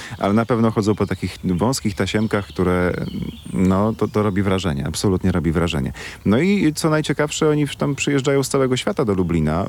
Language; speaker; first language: Polish; native; Polish